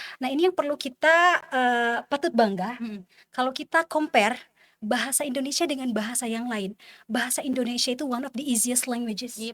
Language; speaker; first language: Indonesian; native; Indonesian